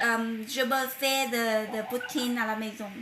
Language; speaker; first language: French; non-native, learner; Vietnamese